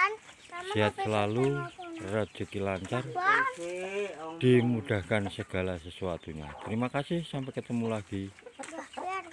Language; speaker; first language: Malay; non-native, local second language; Javanese